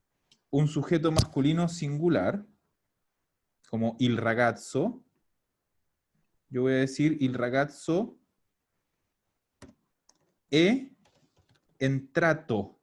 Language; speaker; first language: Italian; non-native, fluent; Spanish